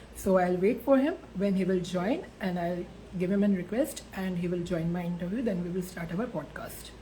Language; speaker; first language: English; non-native, local second language; Hindi